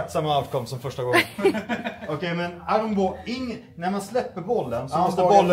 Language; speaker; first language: Swedish; native; Swedish